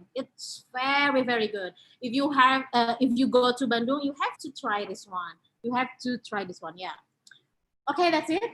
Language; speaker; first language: English; non-native, fluent; Indonesian